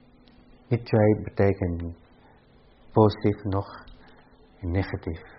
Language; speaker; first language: Dutch; non-native, fluent; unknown